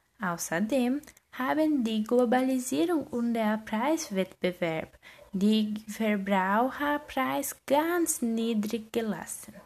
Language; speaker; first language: German; non-native, learner; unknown